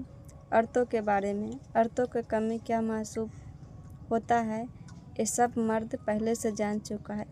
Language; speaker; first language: Hindi; non-native, local second language; Bhojpuri